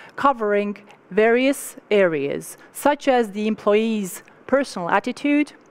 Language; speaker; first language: English; non-native, fluent; Estonian